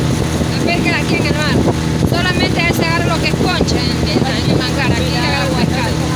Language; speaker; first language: Spanish; native; Spanish